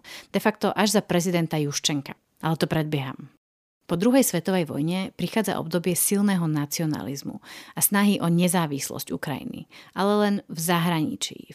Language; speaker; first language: Slovak; native; Slovak